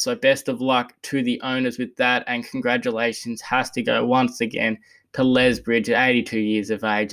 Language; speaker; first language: English; native; English